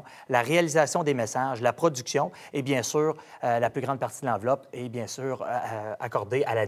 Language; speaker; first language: French; native; French